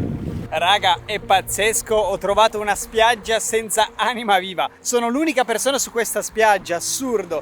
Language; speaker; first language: Italian; native; Italian